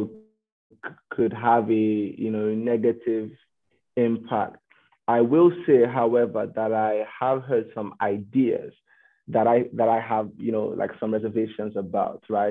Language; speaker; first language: English; non-native, local second language; Yoruba